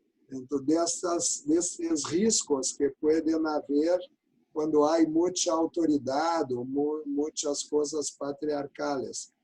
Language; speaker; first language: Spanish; non-native, learner; Portuguese